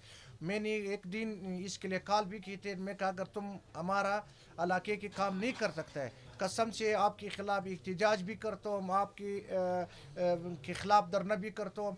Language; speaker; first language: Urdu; non-native, local second language; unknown